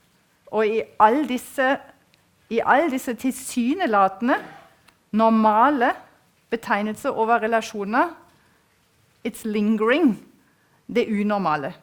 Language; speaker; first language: Norwegian; non-native, fluent; German